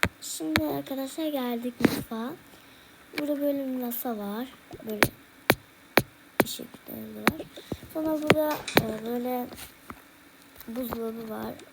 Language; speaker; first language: Turkish; early bilingual, heritage; Turkish